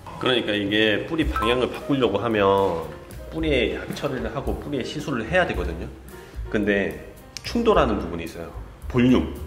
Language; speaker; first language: Korean; native; Korean